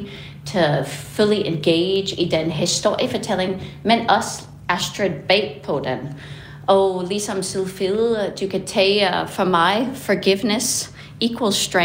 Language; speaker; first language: Danish; non-native, fluent; English